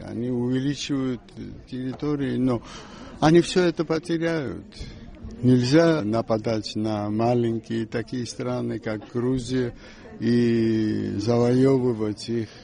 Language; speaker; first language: Russian; non-native, local second language; Georgian